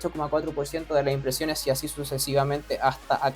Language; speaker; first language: Spanish; native; Spanish